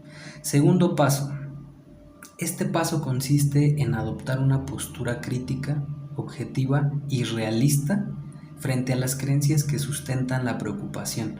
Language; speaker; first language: Spanish; native; Spanish